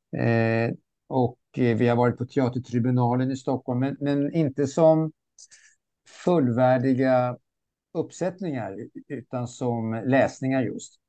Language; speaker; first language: Swedish; early bilingual, other home language; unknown